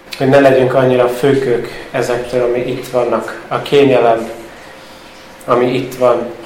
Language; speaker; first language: Hungarian; early bilingual, heritage; Hungarian